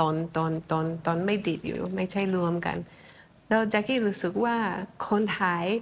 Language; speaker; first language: Thai; non-native, fluent; English